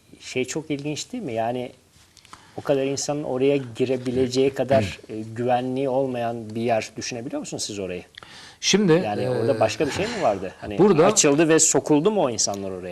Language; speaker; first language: Turkish; native; Turkish